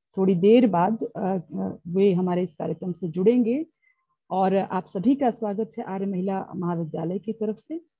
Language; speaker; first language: Hindi; native; Hindi